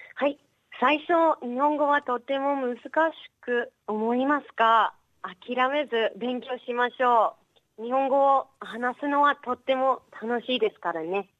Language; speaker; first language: Japanese; non-native, fluent; English